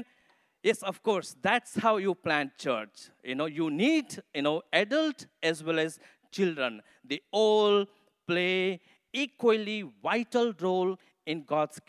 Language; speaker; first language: English; non-native, local second language; Nepali